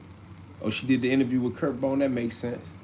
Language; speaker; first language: English; native; English